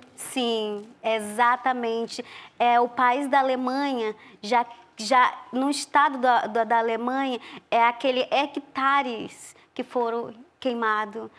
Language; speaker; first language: Portuguese; non-native, local second language; Ticuna